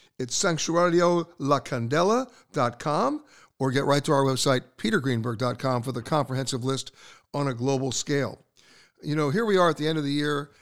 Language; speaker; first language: English; native; English